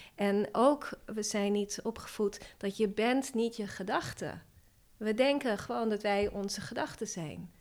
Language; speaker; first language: Dutch; non-native, fluent; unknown